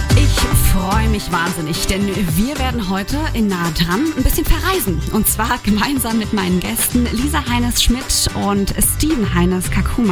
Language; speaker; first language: German; native; German